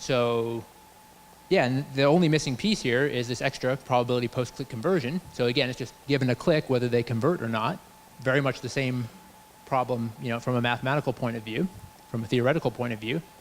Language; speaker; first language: English; native; English